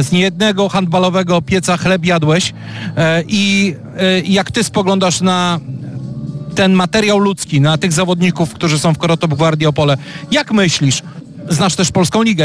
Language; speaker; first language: Polish; native; Polish